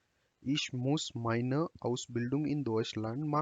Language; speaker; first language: German; non-native, fluent; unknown